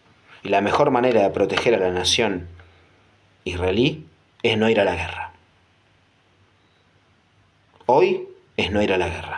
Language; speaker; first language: Spanish; native; Spanish